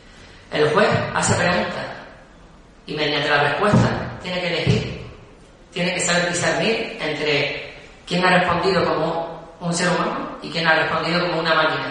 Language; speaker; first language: Spanish; native; Spanish